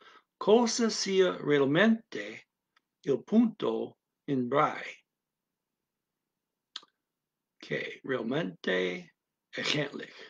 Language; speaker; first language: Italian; non-native, learner; Dutch